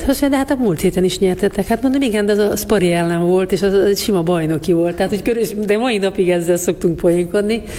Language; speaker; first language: Hungarian; native; Hungarian